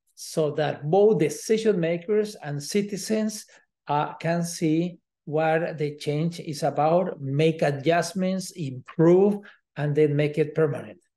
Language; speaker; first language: English; non-native, fluent; Spanish